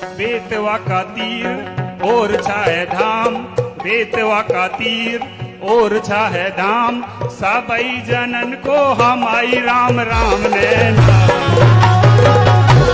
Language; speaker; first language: Hindi; native; Hindi